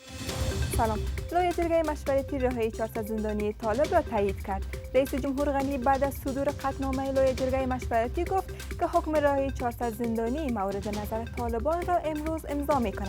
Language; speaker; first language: Persian; native; Persian